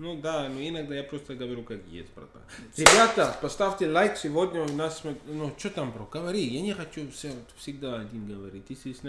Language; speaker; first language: Russian; non-native, learner; English